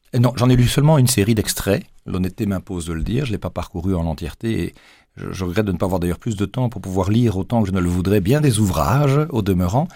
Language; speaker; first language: French; native; French